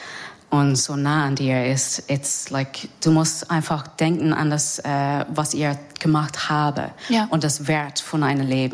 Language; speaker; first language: German; non-native, fluent; English